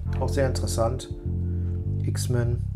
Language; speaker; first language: German; native; German